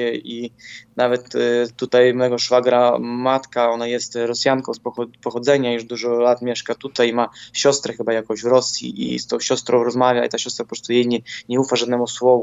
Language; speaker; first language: Polish; non-native, fluent; Ukrainian